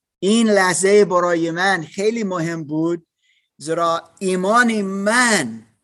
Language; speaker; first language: Persian; non-native, learner; German